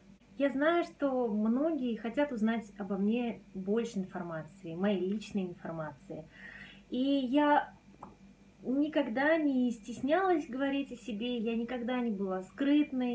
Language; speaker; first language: Russian; native; Russian